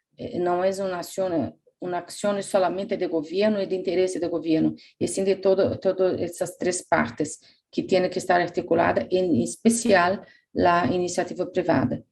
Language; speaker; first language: Spanish; non-native, fluent; Portuguese